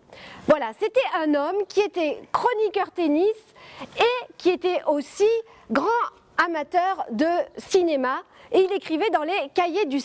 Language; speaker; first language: French; native; French